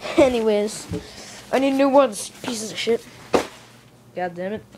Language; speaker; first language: English; native; English